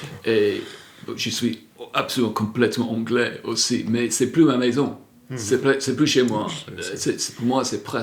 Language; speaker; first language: French; non-native, fluent; English